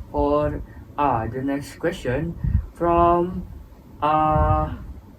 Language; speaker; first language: English; non-native, learner; Indonesian